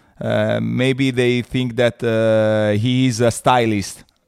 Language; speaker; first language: English; non-native, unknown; Italian